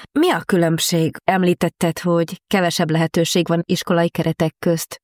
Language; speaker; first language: Hungarian; native; Hungarian